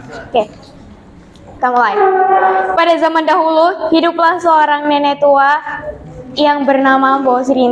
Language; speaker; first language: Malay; non-native, local second language; Javanese